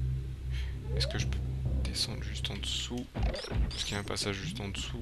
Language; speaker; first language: French; native; French